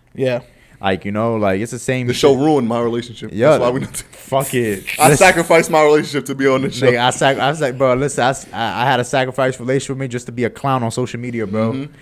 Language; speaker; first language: English; native; English